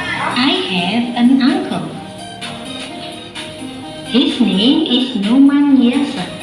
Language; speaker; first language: English; non-native, learner; Indonesian